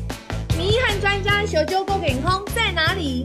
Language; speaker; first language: Chinese; native; Chinese